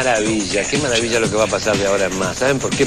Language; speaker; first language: Spanish; native; Spanish